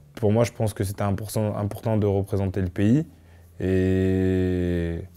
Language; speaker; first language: French; native; French